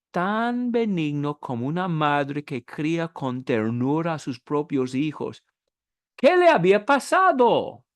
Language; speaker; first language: Spanish; non-native, fluent; English